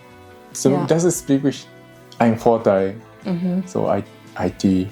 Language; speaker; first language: German; non-native, learner; Japanese